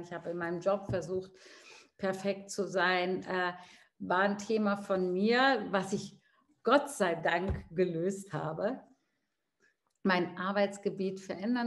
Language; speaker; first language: German; native; German